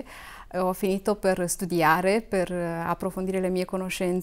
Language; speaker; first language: Italian; non-native, fluent; Romanian